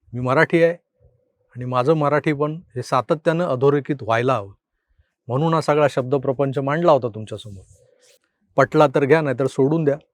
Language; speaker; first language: Marathi; native; Marathi